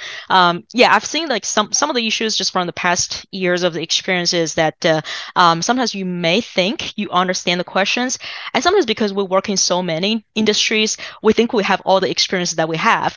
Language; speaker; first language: English; non-native, fluent; Chinese